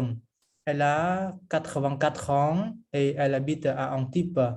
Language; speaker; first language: French; non-native, fluent; Khmer